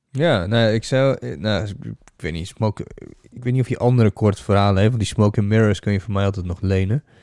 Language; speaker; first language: Dutch; native; Dutch